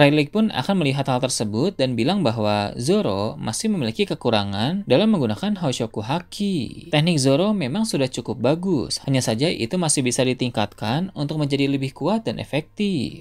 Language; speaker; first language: Indonesian; native; Indonesian